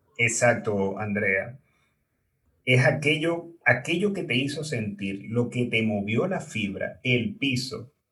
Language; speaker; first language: Spanish; native; Spanish